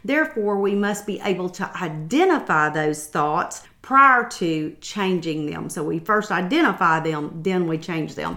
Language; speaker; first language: English; native; English